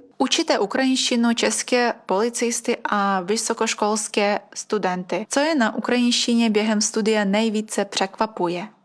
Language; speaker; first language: Czech; native; Czech